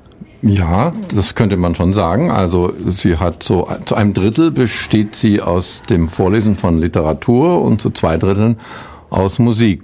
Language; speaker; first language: German; native; German